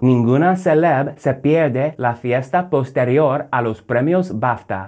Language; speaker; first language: Spanish; non-native, fluent; English